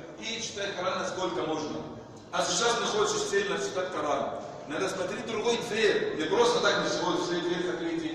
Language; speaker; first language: Russian; non-native, fluent; Arabic